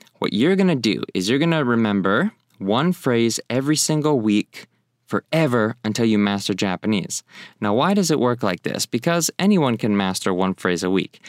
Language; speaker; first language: English; native; English